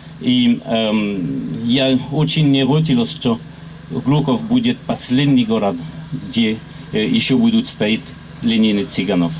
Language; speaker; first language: Russian; non-native, learner; French